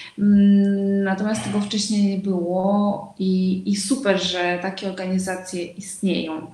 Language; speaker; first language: Polish; non-native, fluent; Russian